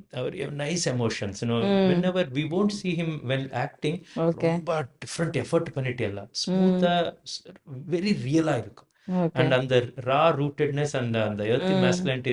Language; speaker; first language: Tamil; non-native, learner; Telugu